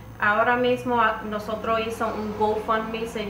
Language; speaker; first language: Spanish; early bilingual, heritage; Spanish